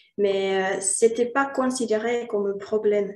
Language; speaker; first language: French; non-native, learner; Finnish